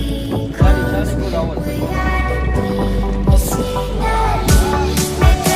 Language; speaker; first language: English; non-native, learner; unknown